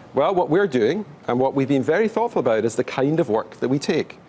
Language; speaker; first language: English; native; English